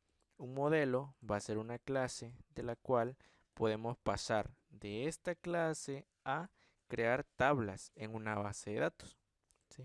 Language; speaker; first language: Spanish; native; Spanish